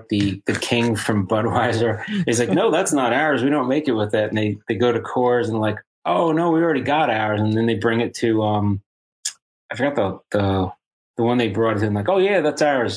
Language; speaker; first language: English; native; English